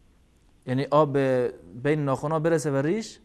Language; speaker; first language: Persian; native; Persian